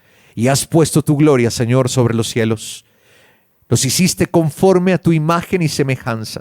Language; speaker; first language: Spanish; native; Spanish